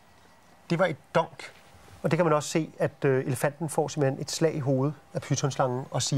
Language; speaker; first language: Danish; native; Danish